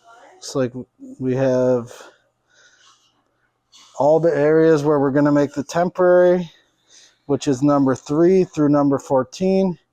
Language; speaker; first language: English; native; English